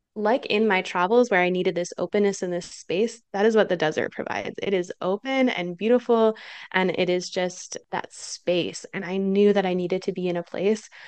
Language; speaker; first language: English; native; English